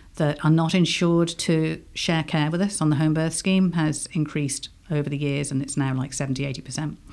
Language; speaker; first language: English; native; English